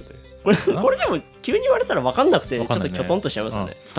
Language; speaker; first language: Japanese; native; Japanese